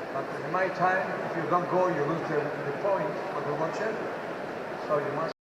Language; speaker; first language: English; non-native, learner; Italian